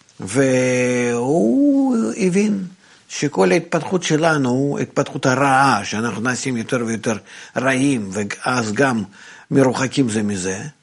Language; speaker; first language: Hebrew; non-native, fluent; Russian